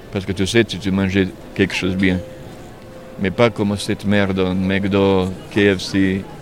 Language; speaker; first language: French; non-native, learner; Serbian